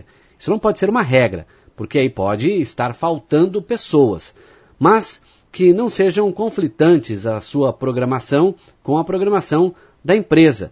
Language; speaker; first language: Portuguese; native; Portuguese